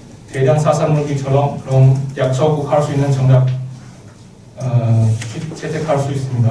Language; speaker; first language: Korean; non-native, learner; Chinese